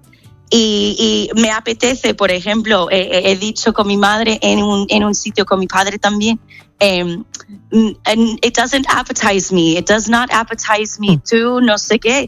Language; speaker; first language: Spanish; non-native, fluent; English